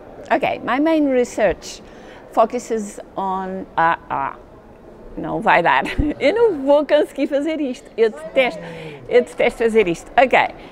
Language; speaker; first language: Portuguese; native; Portuguese